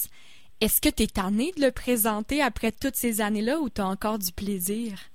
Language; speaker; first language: French; native; French